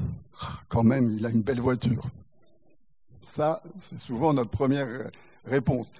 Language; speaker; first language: French; native; French